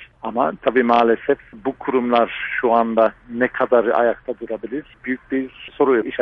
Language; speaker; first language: Turkish; non-native, fluent; English